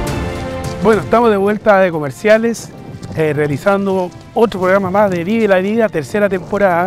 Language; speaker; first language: Spanish; native; Spanish